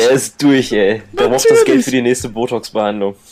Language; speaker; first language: German; native; German